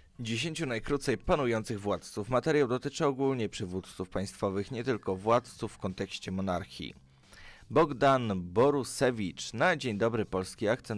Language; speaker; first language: Polish; native; Polish